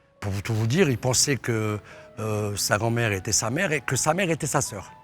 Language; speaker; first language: French; native; French